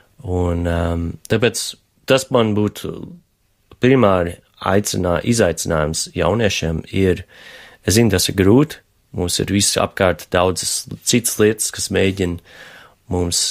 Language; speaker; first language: Latvian; non-native, fluent; English